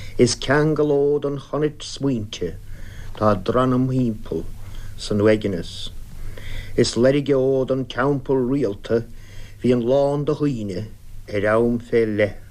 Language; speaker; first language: Irish; native; Irish